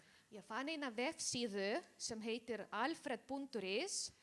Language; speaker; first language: Icelandic; non-native, learner; Spanish